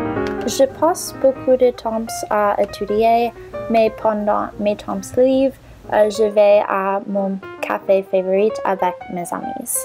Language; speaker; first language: French; non-native, learner; English